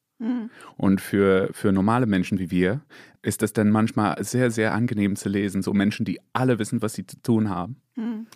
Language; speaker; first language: German; non-native, fluent; English